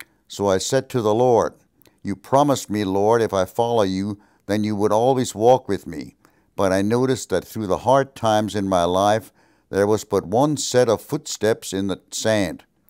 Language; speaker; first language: English; early bilingual, other home language; German